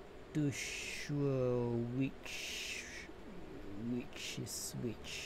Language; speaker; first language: English; non-native, local second language; Malay